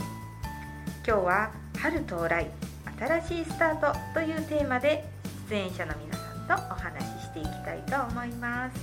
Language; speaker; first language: Japanese; native; Japanese